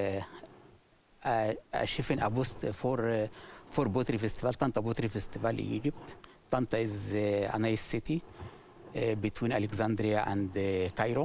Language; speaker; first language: English; non-native, learner; Arabic